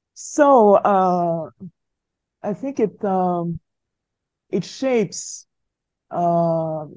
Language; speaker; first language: English; non-native, local second language; French